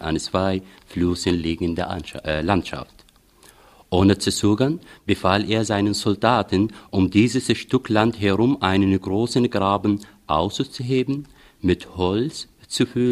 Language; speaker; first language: German; non-native, fluent; Arabic